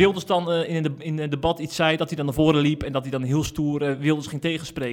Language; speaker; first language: Dutch; native; Dutch